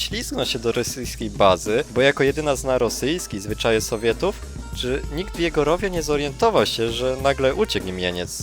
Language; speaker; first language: Polish; native; Polish